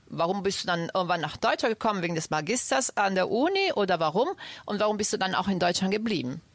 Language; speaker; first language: German; early bilingual, other home language; Italian